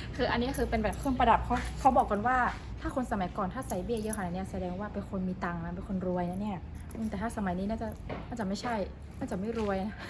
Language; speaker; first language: Thai; non-native, local second language; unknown